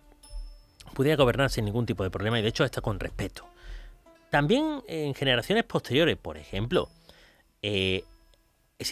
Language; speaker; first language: Spanish; native; Spanish